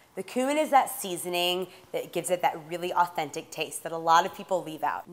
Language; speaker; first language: English; native; English